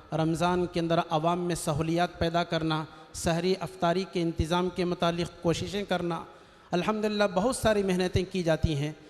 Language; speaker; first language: Urdu; native; Urdu